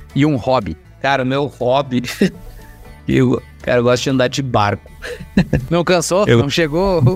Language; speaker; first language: Portuguese; native; Portuguese